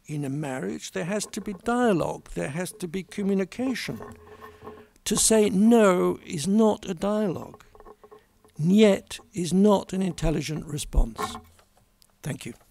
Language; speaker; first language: English; native; English